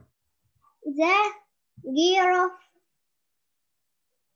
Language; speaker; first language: English; non-native, learner; Arabic